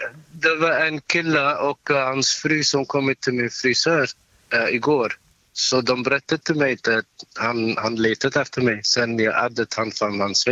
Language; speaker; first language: Swedish; non-native, learner; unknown